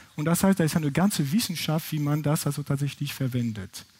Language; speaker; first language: German; non-native, fluent; French